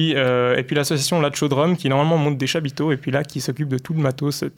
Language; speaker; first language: French; native; French